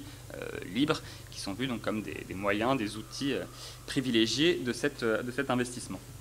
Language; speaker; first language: French; native; French